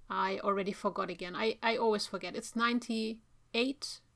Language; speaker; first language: English; non-native, fluent; Czech